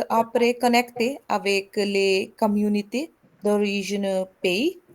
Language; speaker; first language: French; non-native, learner; Hindi